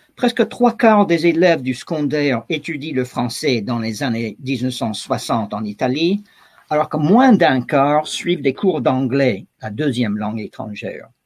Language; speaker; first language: French; non-native, fluent; English